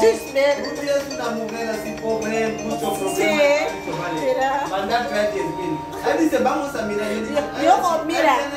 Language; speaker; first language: Spanish; non-native, learner; Filipino